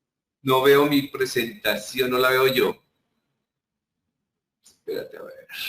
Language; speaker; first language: Spanish; native; Spanish